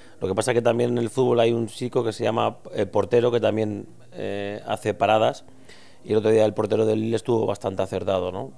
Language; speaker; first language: Spanish; native; Spanish